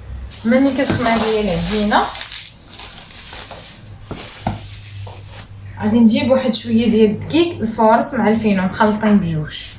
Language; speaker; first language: Arabic; native; Arabic